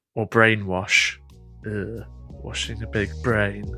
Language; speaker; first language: English; native; English